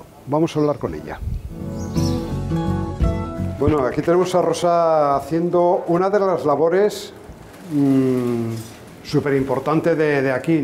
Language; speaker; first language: Spanish; native; Spanish